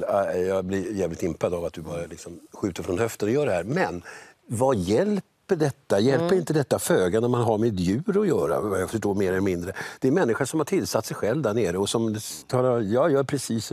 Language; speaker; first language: Swedish; native; Swedish